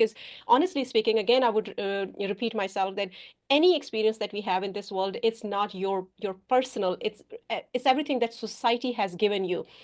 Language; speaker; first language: English; non-native, fluent; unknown